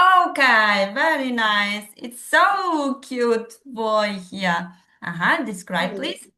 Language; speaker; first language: English; non-native, fluent; Kazakh